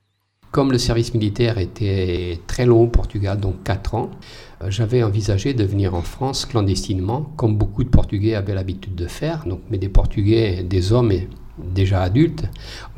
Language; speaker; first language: French; non-native, fluent; Portuguese